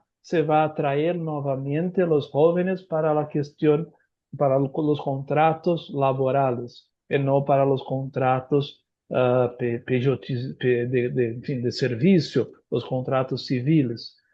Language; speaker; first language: Spanish; non-native, learner; Portuguese